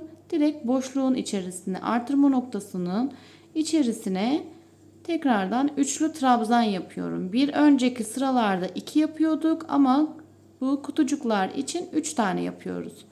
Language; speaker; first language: Turkish; native; Turkish